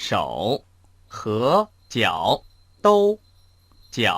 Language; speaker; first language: Chinese; non-native, learner; Mongolian